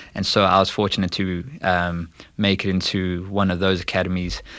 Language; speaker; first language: English; native; English